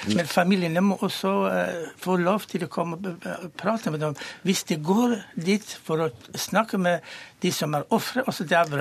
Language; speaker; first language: Norwegian; non-native, fluent; Persian